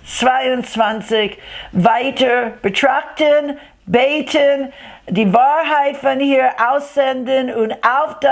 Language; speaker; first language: German; non-native, fluent; English